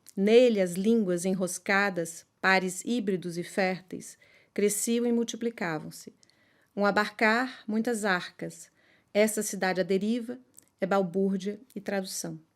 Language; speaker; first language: Portuguese; native; Portuguese